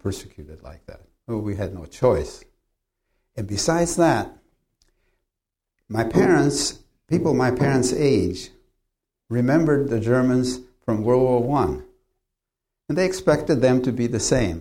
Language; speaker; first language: English; early bilingual, other home language; Polish